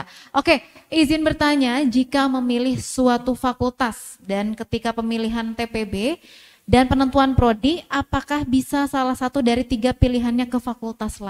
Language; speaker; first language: Indonesian; native; Indonesian